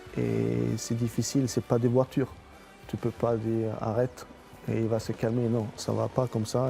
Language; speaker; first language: French; non-native, fluent; Swedish